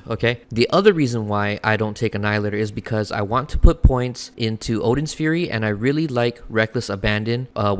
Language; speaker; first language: English; native; English